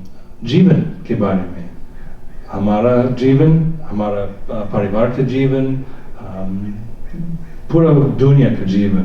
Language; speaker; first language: Hindi; non-native, learner; English